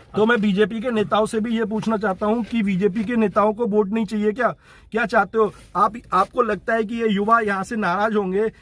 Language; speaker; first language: Hindi; native; Hindi